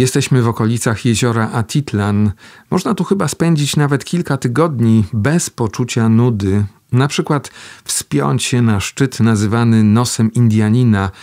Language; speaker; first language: Polish; native; Polish